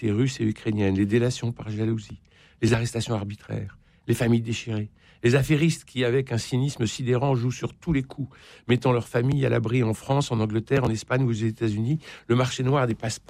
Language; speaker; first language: French; native; French